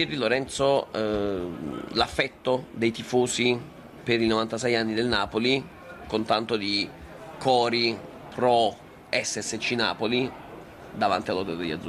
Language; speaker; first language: Italian; native; Italian